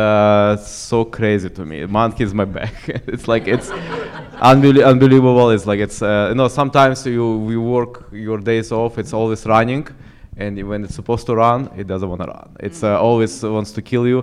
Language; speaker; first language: English; non-native, fluent; Ukrainian